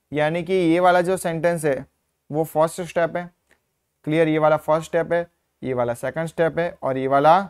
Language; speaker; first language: Hindi; non-native, local second language; Gujarati